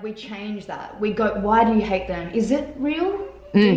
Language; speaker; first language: English; native; English